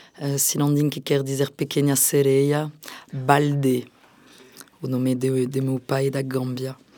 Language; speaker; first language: Portuguese; non-native, fluent; French